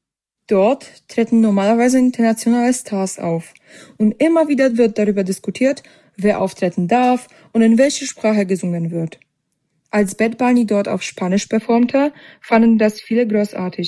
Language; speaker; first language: German; native; German